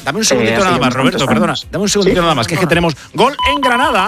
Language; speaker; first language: Spanish; native; Spanish